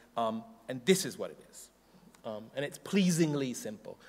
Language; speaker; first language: English; native; English